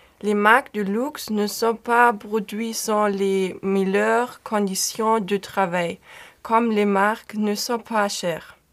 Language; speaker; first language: French; non-native, learner; German